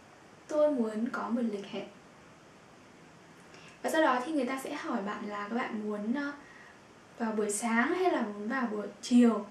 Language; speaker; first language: Vietnamese; native; Vietnamese